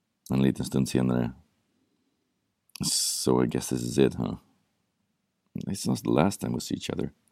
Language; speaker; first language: English; non-native, fluent; Swedish